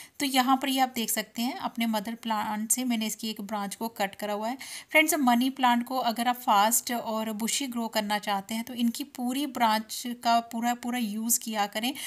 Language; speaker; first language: Hindi; non-native, local second language; Punjabi